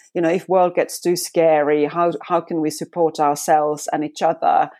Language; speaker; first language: English; non-native, fluent; Finnish